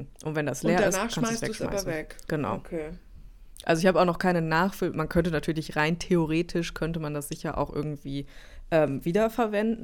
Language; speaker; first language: German; native; German